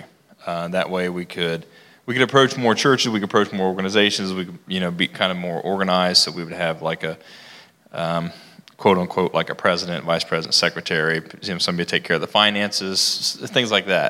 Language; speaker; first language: English; native; English